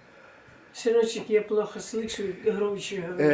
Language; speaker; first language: Russian; native; Russian